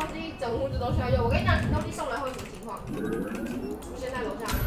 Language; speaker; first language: Chinese; native; Chinese